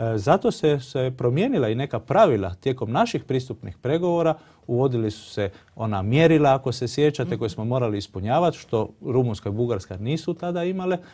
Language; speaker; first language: Croatian; early bilingual, heritage; Croatian